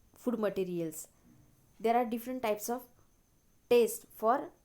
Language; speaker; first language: English; non-native, local second language; Marathi